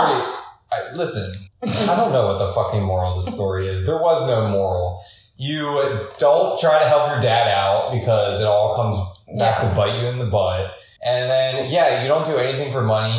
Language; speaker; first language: English; native; English